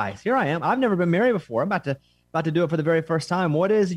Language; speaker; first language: English; native; English